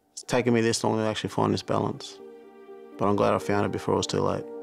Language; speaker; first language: English; native; English